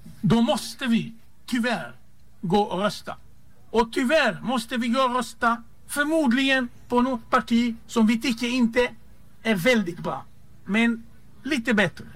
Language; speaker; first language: Swedish; non-native, fluent; Hebrew